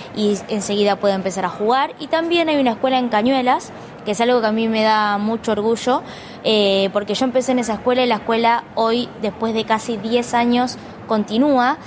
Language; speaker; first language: Spanish; native; Spanish